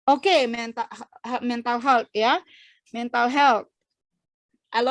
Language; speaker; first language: English; non-native, fluent; Indonesian